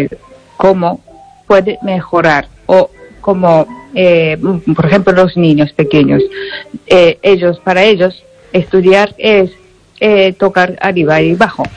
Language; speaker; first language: Spanish; non-native, learner; Japanese